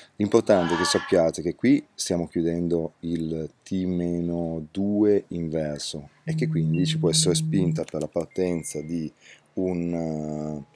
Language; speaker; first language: Italian; native; Italian